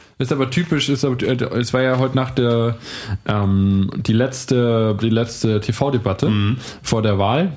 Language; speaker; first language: German; native; German